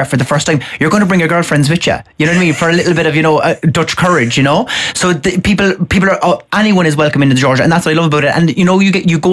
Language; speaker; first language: English; native; English